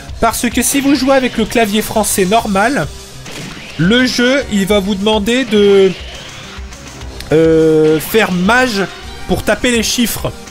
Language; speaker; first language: French; native; French